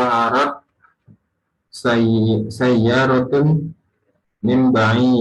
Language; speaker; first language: Arabic; non-native, learner; Indonesian